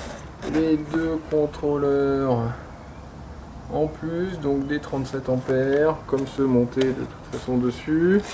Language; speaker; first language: French; native; French